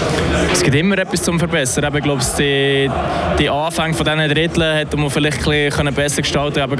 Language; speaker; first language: German; native; German